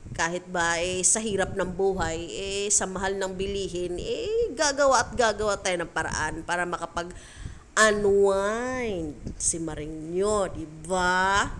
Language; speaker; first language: Filipino; non-native, local second language; Cebuano